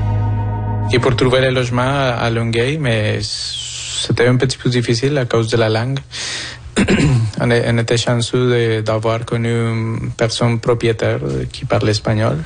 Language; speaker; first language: French; non-native, fluent; Spanish